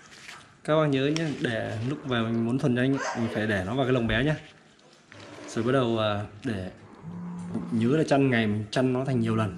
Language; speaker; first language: Vietnamese; native; Vietnamese